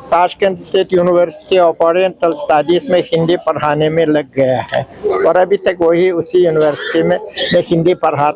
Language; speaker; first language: Hindi; non-native, fluent; Uzbek